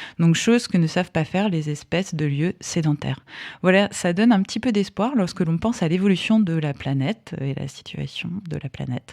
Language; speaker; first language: French; native; French